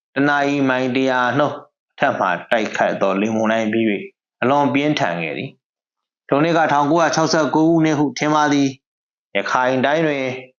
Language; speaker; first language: Burmese; native; Burmese